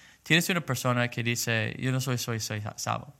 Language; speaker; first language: Spanish; non-native, learner; English